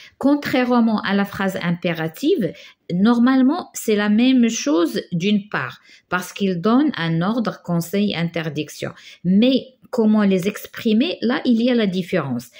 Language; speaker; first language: French; non-native, local second language; Arabic